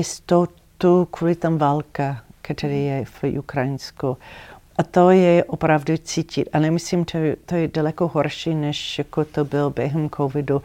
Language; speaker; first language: Czech; non-native, fluent; English